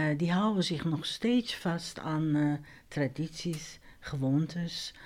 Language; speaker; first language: Dutch; non-native, fluent; Turkish